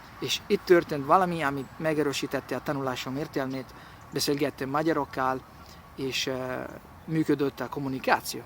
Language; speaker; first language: Hungarian; non-native, learner; Italian